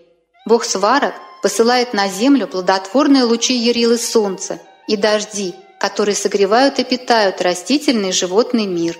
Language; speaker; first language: Russian; native; Russian